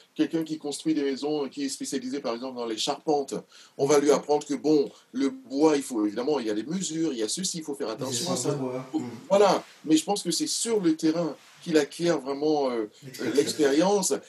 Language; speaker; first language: French; non-native, local second language; Duala